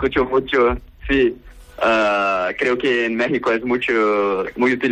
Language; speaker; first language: Spanish; non-native, learner; Portuguese